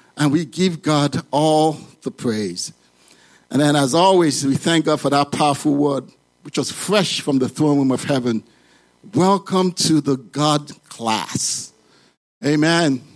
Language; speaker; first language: English; non-native, local second language; Yoruba